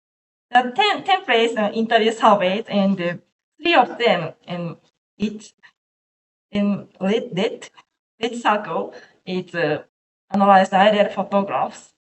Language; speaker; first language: English; non-native, learner; Japanese